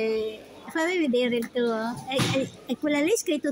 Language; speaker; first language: Italian; non-native, learner; Filipino